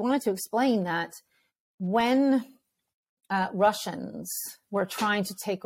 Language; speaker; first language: English; early bilingual, other home language; Ukrainian